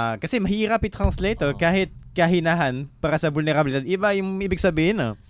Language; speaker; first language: Filipino; non-native, fluent; French